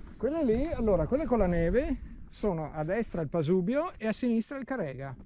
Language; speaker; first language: Italian; native; Italian